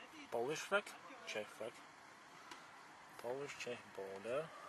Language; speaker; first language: English; non-native, learner; Polish